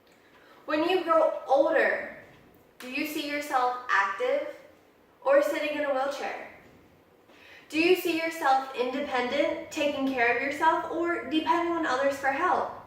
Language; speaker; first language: English; native; English